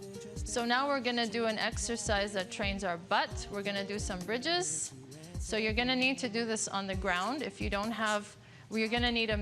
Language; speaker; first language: English; non-native, local second language; Arabic